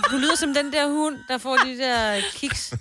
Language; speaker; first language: Danish; native; Danish